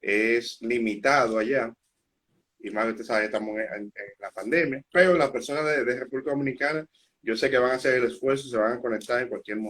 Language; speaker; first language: Spanish; native; Spanish